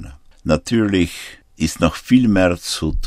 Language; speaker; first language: German; non-native, fluent; Ukrainian